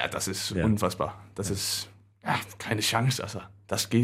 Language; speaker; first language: German; non-native, learner; Danish